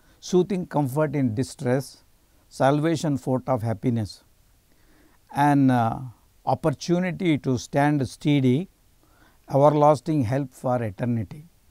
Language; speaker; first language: English; non-native, local second language; Telugu